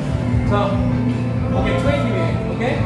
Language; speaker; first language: Korean; native; Korean